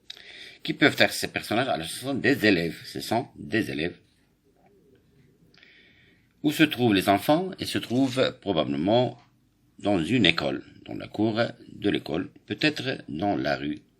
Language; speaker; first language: French; non-native, local second language; Arabic